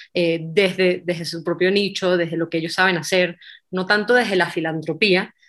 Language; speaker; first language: Spanish; native; Spanish